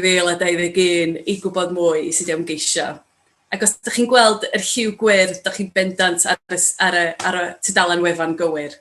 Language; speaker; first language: Welsh; native; Welsh